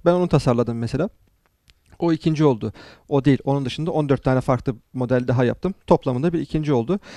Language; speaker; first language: Turkish; native; Turkish